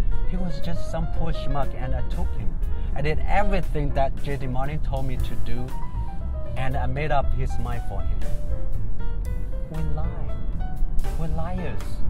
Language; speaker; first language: English; non-native, fluent; Chinese